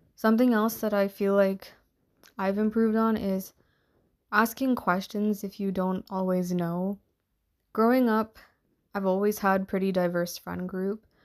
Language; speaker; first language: English; early bilingual, other home language; Hindi